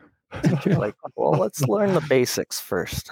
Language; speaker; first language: English; native; English